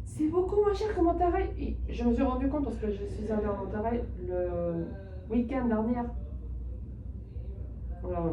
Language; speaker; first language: French; non-native, fluent; Spanish